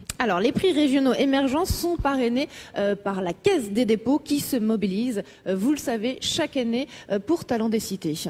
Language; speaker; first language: French; native; French